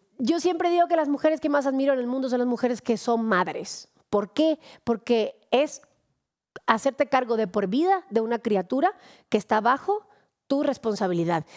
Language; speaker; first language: Spanish; native; Spanish